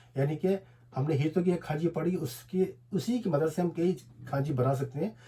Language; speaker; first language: Urdu; non-native, local second language; Pashto